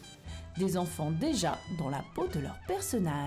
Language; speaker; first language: French; native; French